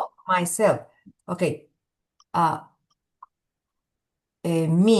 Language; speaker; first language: English; non-native, fluent; Spanish